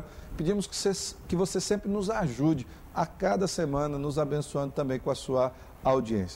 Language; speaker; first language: Portuguese; native; Portuguese